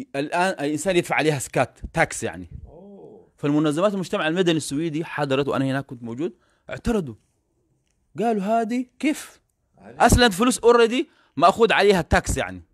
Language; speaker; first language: Arabic; non-native, fluent; Afar